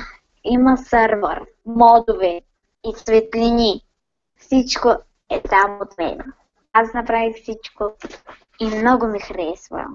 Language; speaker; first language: Bulgarian; native; Bulgarian